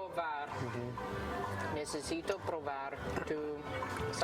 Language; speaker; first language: Spanish; non-native, learner; English